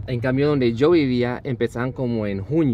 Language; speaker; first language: Spanish; native; Spanish